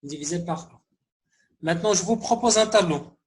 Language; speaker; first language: French; non-native, local second language; Arabic